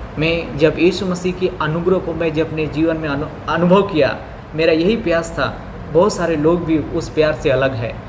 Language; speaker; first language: Hindi; non-native, local second language; Bhojpuri